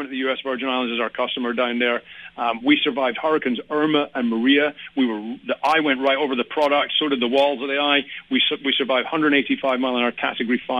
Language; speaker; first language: English; native; English